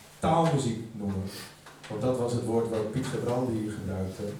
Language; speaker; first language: Dutch; non-native, local second language; Western Frisian